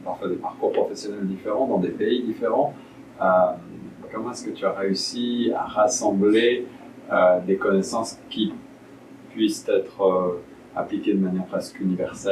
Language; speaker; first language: French; native; French